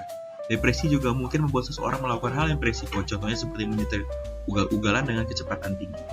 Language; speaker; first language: Indonesian; native; Indonesian